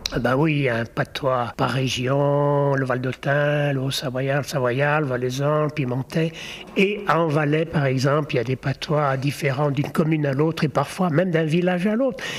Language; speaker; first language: French; native; French